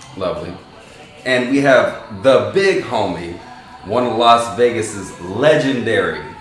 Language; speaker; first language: English; native; English